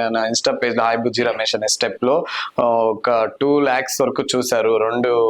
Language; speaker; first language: Telugu; native; Telugu